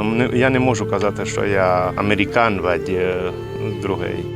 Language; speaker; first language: Ukrainian; early bilingual, heritage; Rusyn